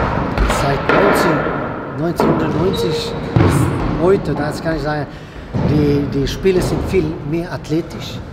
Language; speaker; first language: German; non-native, fluent; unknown